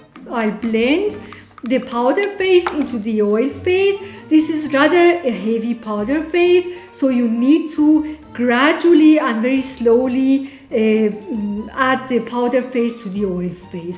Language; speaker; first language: English; non-native, fluent; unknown